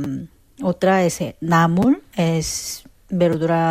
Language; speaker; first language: Spanish; non-native, learner; Korean